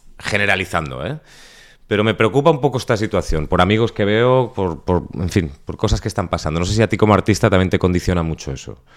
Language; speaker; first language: Spanish; native; Spanish